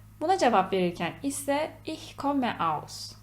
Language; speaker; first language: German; non-native, fluent; Turkish